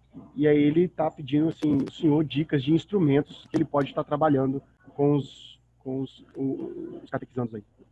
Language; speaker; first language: Portuguese; native; Portuguese